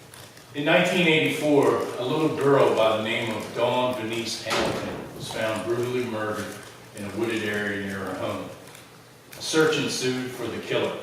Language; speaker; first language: English; native; English